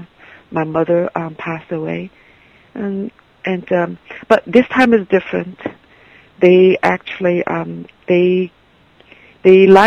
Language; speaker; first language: English; non-native, fluent; Chinese